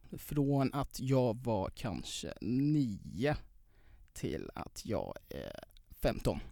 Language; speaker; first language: Swedish; non-native, fluent; Persian